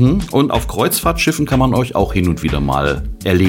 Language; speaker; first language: German; native; German